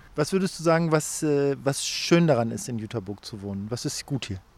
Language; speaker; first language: German; native; German